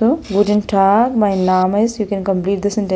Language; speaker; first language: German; non-native, fluent; Hindi